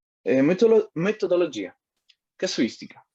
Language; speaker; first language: Portuguese; non-native, learner; Spanish